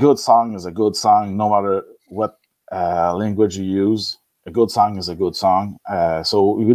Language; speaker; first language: English; non-native, learner; French